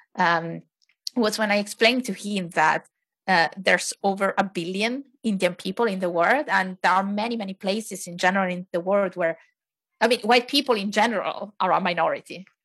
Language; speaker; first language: English; non-native, fluent; Italian